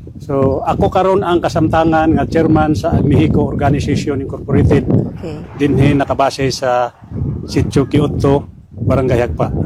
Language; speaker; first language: Cebuano; non-native, local second language; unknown